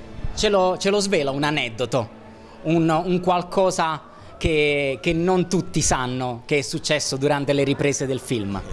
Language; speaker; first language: Italian; native; Italian